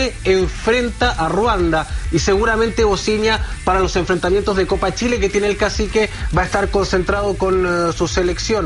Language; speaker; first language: Spanish; native; Spanish